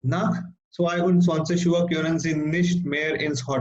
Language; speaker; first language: German; non-native, fluent; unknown